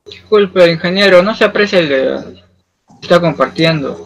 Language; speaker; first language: Spanish; native; Spanish